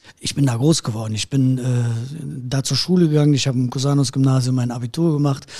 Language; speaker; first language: German; native; German